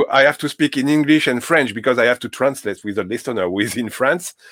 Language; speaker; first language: English; non-native, learner; French